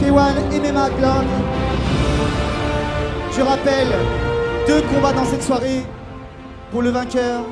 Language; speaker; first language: French; native; French